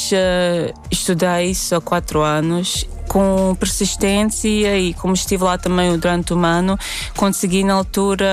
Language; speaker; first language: Portuguese; non-native, fluent; Latvian